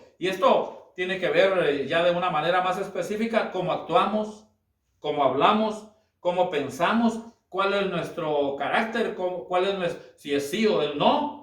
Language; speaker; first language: Spanish; native; Spanish